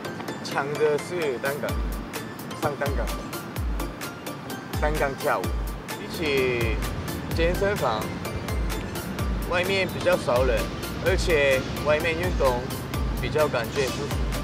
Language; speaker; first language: Chinese; non-native, learner; Korean